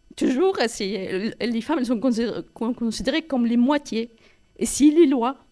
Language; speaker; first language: French; non-native, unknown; Arabic